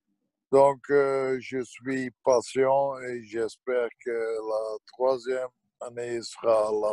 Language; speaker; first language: French; non-native, local second language; Dutch